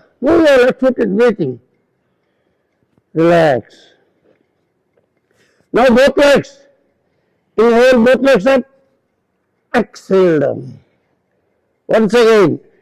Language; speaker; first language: English; non-native, local second language; Telugu